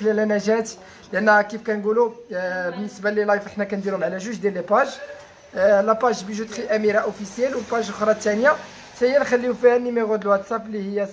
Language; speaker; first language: Arabic; native; Arabic